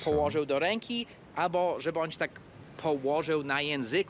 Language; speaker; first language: Polish; early bilingual, heritage; Polish